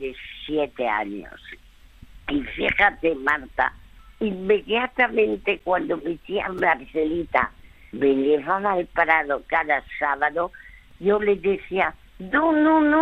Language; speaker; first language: Spanish; early bilingual, other home language; French